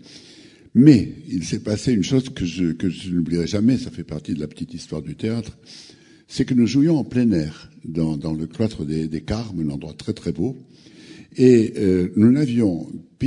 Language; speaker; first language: French; native; French